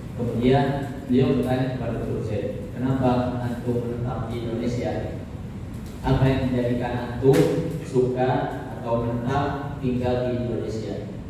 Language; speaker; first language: Indonesian; native; Indonesian